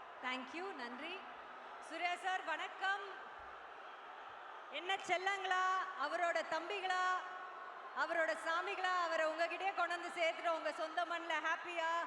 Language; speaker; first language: Tamil; native; Tamil